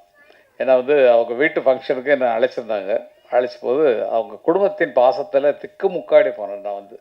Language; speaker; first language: Tamil; native; Tamil